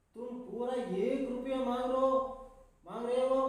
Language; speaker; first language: Hindi; non-native, local second language; Kannada